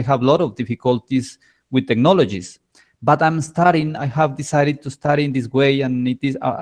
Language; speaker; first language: English; non-native, learner; Spanish